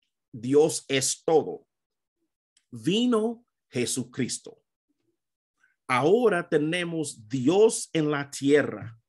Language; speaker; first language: Spanish; non-native, fluent; English